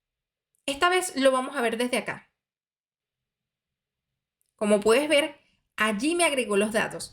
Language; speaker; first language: Spanish; native; Spanish